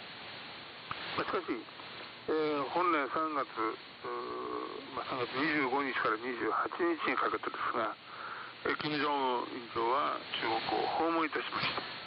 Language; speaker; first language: Japanese; native; Japanese